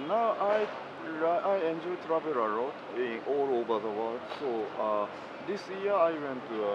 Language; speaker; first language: English; non-native, learner; Japanese